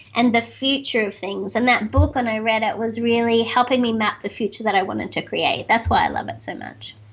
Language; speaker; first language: English; native; English